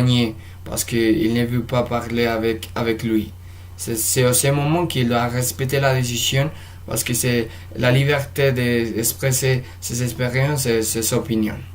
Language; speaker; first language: French; non-native, fluent; Spanish